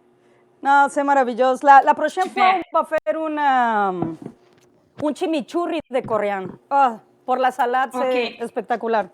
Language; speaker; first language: French; non-native, learner; Spanish